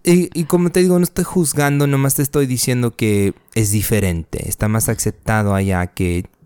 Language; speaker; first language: Spanish; early bilingual, other home language; English